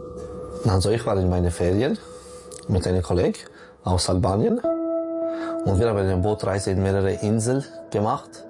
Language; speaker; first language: German; non-native, local second language; French